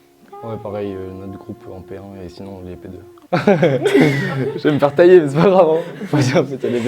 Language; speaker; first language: French; native; French